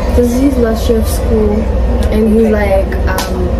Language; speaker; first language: English; non-native, local second language; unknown